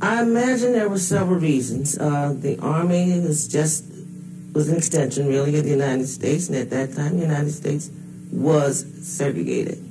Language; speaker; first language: English; native; English